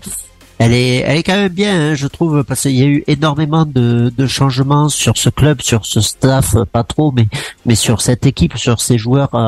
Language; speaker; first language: French; native; French